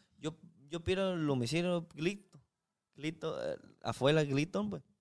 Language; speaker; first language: Spanish; non-native, learner; Chinese